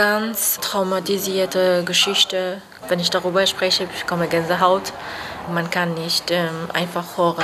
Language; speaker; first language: German; non-native, fluent; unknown